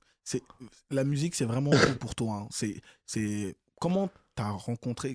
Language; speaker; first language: French; native; French